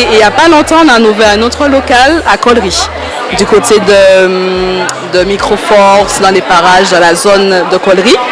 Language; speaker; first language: French; native; French